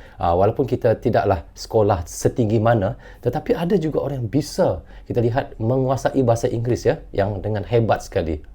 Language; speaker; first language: Malay; native; Malay